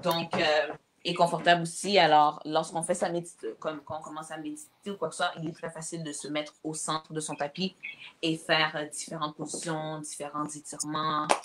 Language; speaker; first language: French; native; French